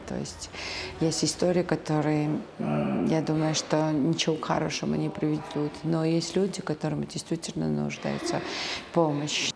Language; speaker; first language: Russian; non-native, local second language; Georgian